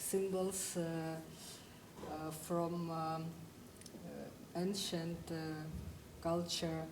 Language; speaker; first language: English; non-native, fluent; Ukrainian